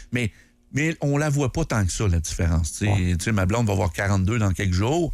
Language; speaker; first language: French; native; French